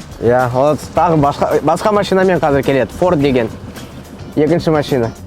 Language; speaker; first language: Kazakh; non-native, local second language; Russian